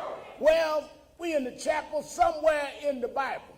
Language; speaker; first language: English; native; English